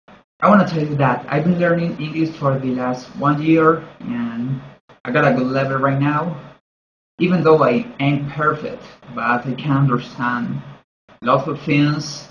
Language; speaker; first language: English; non-native, learner; Spanish